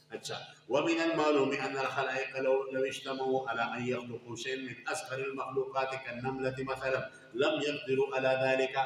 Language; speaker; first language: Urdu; non-native, local second language; Pashto